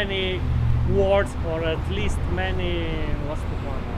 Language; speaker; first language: English; non-native, fluent; Romanian